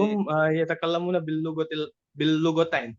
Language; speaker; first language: Arabic; non-native, learner; Indonesian